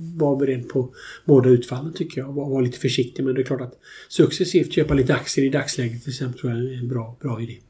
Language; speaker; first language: Swedish; native; Swedish